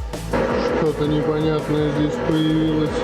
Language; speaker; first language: Russian; native; Russian